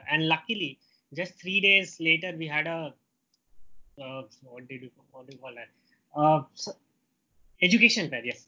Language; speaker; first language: English; non-native, local second language; Hindi